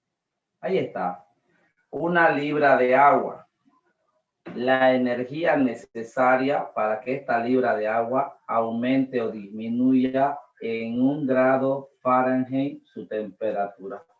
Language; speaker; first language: Spanish; native; Spanish